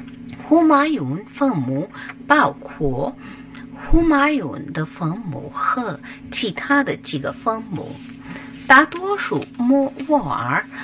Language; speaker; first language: Chinese; non-native, learner; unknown